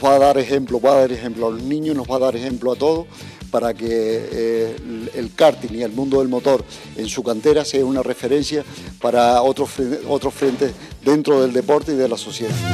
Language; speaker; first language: Spanish; native; Spanish